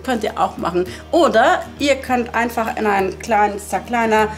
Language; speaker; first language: German; early bilingual, other home language; Turkish